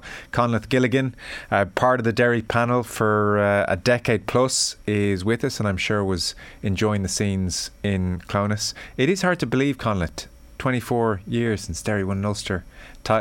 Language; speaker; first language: English; native; English